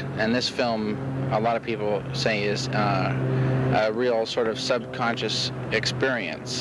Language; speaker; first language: English; native; English